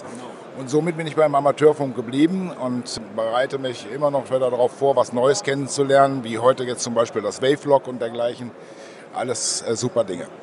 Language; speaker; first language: German; native; German